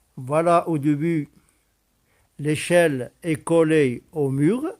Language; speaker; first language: French; non-native, local second language; Arabic